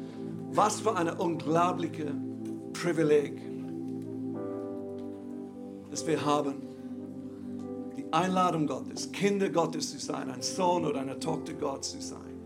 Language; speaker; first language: German; non-native, fluent; English